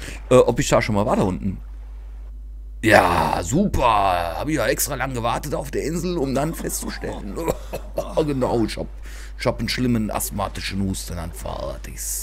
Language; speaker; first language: German; native; German